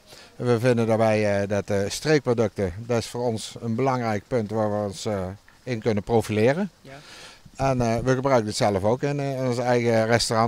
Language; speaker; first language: Dutch; native; Dutch